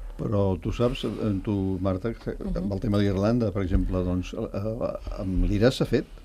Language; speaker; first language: Catalan; native; Catalan